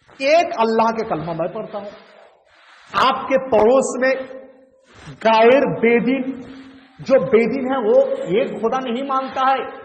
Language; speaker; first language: Urdu; non-native, local second language; Bangla